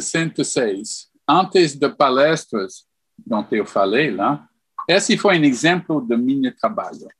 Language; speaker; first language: Portuguese; non-native, fluent; English